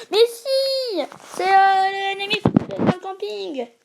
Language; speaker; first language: French; native; French